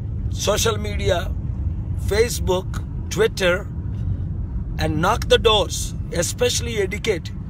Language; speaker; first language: English; non-native, local second language; Telugu